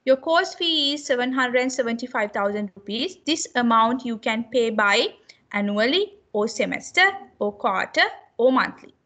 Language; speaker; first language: English; non-native, local second language; Sinhala